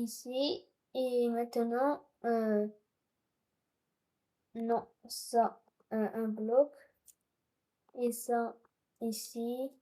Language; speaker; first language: French; non-native, local second language; Arabic